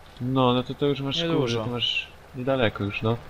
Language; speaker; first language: Polish; native; Polish